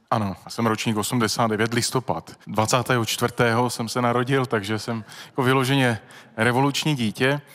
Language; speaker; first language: Czech; native; Czech